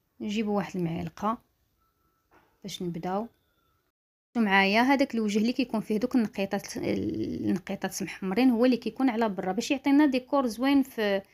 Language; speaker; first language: Arabic; native; Arabic